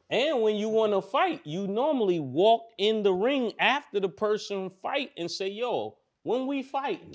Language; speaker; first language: English; native; English